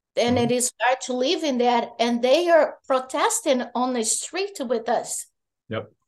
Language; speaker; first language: English; non-native, fluent; Portuguese